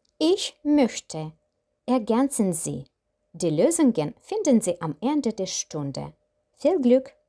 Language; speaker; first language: German; non-native, fluent; Ukrainian